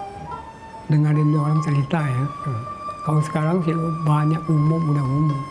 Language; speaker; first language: Indonesian; non-native, local second language; Min Nan Chinese